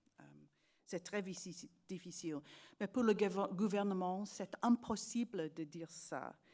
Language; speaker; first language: French; non-native, learner; English